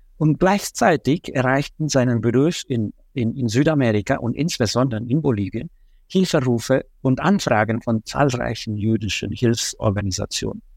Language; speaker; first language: German; non-native, fluent; Spanish